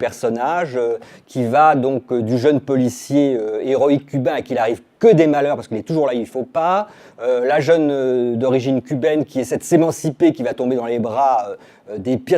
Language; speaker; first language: French; native; French